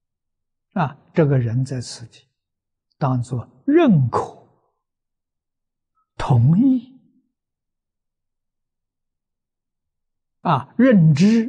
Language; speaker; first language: Chinese; native; Chinese